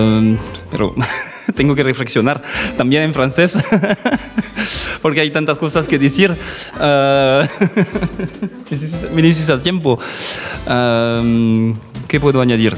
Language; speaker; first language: Spanish; non-native, learner; French